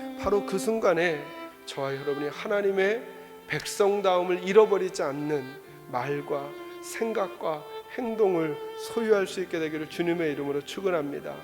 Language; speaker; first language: Korean; native; Korean